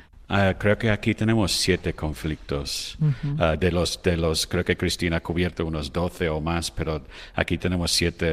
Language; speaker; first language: Spanish; non-native, fluent; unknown